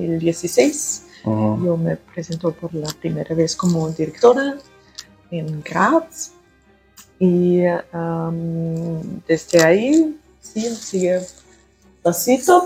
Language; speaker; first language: Spanish; early bilingual, heritage; German